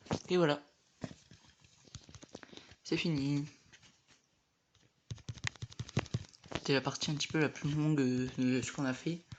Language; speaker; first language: French; native; French